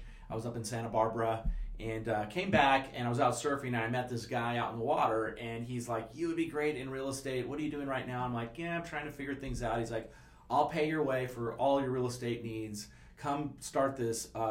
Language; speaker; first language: English; native; English